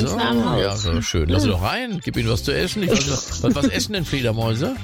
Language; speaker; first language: German; native; German